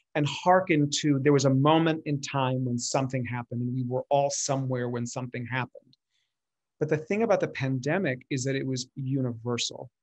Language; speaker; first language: English; early bilingual, other home language; Spanish